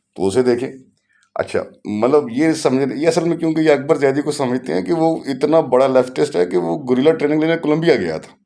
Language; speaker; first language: Urdu; non-native, local second language; Punjabi